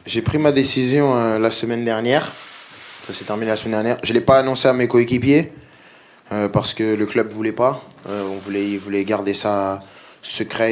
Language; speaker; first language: French; native; French